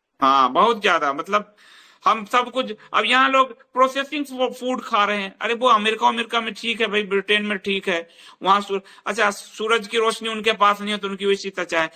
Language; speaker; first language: Hindi; native; Hindi